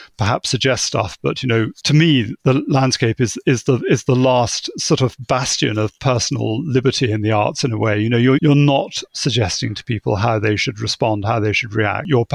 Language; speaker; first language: English; native; English